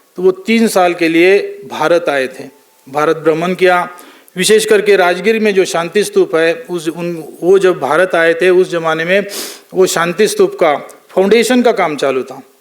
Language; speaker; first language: Hindi; non-native, local second language; Marathi